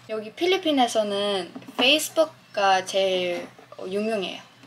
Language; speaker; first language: Korean; non-native, fluent; Filipino